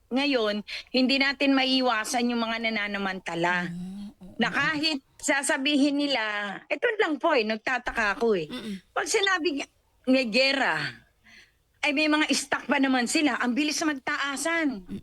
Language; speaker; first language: Filipino; native; Filipino